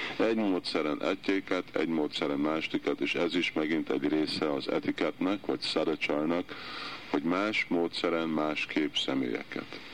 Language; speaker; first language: Hungarian; early bilingual, heritage; Hungarian